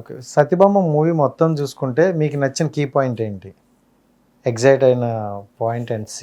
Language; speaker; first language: Telugu; native; Telugu